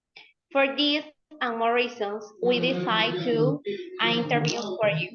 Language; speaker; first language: English; non-native, learner; Spanish